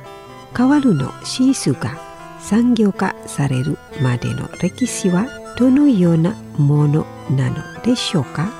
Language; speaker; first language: Japanese; non-native, learner; Indonesian